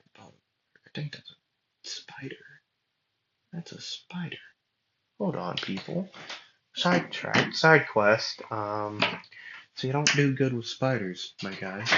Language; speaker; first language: English; native; English